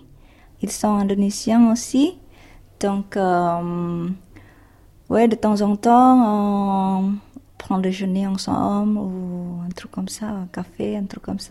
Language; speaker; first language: French; non-native, learner; Indonesian